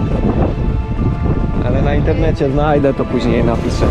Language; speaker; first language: Polish; native; Polish